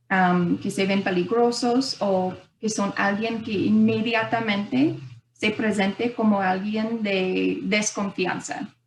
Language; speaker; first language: Spanish; non-native, fluent; English